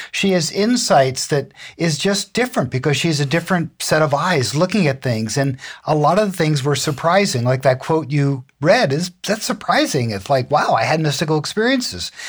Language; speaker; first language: English; native; English